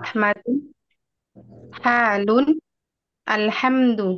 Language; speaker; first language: Arabic; non-native, learner; Indonesian